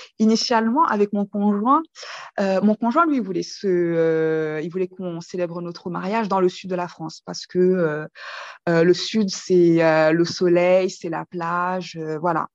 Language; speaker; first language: French; early bilingual, other home language; Kinyarwanda